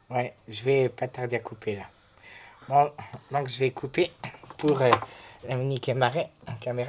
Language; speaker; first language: French; native; French